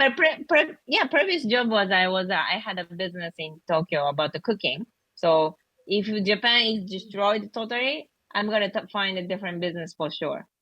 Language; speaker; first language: English; non-native, learner; Japanese